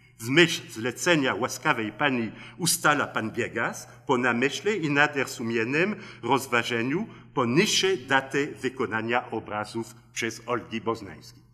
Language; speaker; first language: Polish; early bilingual, heritage; Polish